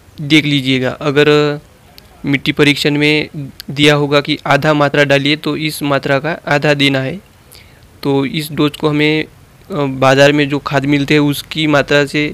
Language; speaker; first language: Hindi; non-native, local second language; Marathi